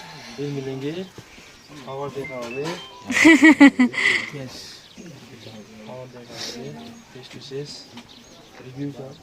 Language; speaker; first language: Hindi; non-native, local second language; Nepali